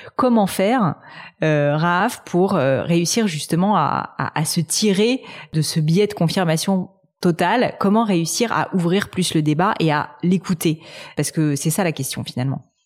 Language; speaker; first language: French; native; French